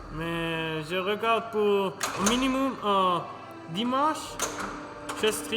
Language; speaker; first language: French; non-native, local second language; German